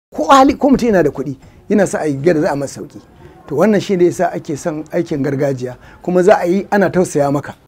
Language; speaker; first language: Hausa; native; Hausa